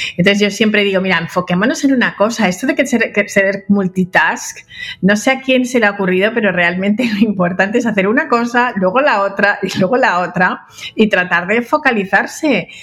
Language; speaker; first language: Spanish; early bilingual, other home language; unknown